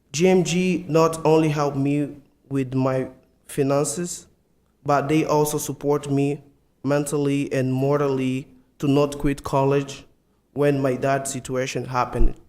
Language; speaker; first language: English; non-native, fluent; Portuguese